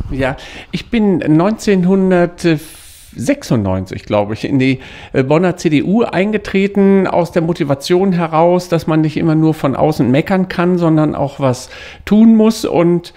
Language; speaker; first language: German; native; German